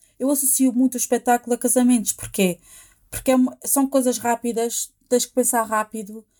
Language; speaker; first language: Portuguese; native; Portuguese